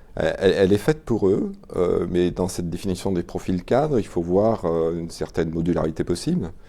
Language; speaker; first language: French; native; French